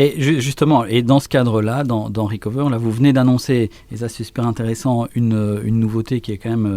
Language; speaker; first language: French; native; French